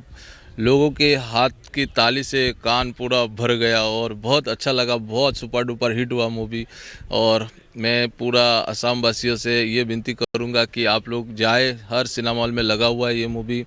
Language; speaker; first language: Hindi; non-native, local second language; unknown